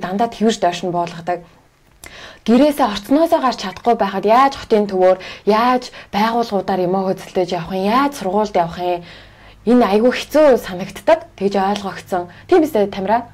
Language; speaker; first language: Mongolian; native; Mongolian